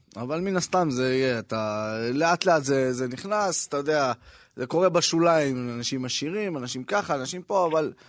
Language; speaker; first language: Hebrew; native; Hebrew